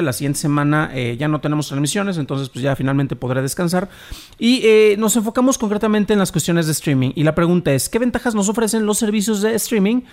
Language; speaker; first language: Spanish; native; Spanish